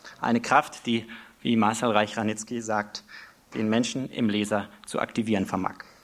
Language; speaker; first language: German; native; German